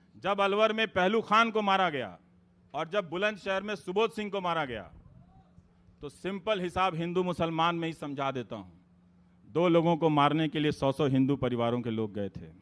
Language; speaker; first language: Hindi; native; Hindi